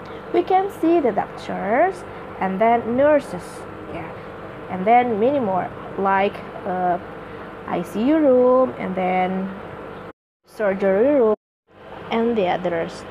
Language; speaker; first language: English; non-native, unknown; Indonesian